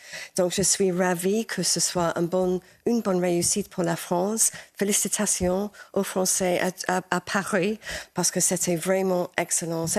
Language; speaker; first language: French; non-native, fluent; English